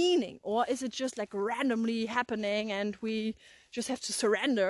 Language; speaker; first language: English; non-native, fluent; German